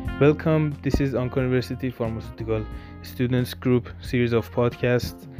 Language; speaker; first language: English; non-native, local second language; Turkish